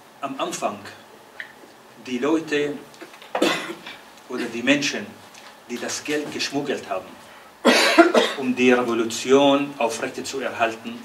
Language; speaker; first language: German; non-native, fluent; Arabic